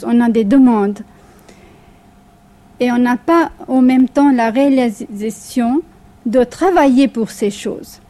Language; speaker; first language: French; non-native, fluent; Hindi